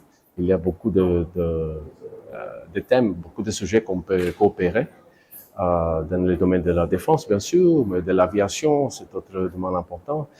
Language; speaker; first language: French; non-native, fluent; Portuguese